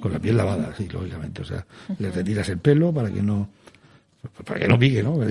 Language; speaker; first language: Spanish; native; Spanish